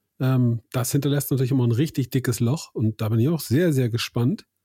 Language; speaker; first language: German; native; German